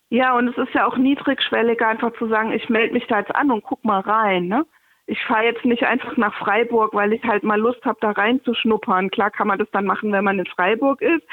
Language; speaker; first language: German; native; German